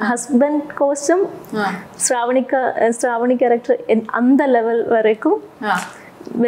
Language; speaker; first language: Telugu; non-native, learner; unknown